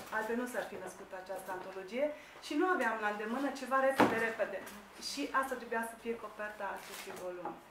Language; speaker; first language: Romanian; native; Romanian